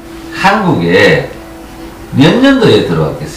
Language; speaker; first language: Korean; native; Korean